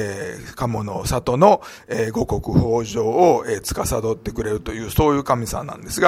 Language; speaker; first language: Japanese; native; Japanese